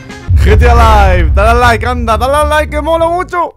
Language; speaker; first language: Spanish; native; Spanish